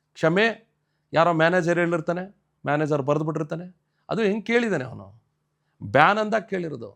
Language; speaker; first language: Kannada; native; Kannada